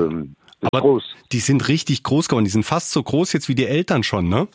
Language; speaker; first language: German; native; German